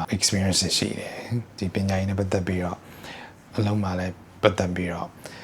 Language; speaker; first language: Burmese; early bilingual, heritage; Burmese